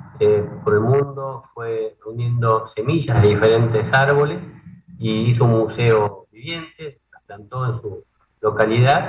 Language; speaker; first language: Spanish; native; Spanish